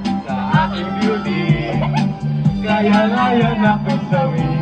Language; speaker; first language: Filipino; native; Filipino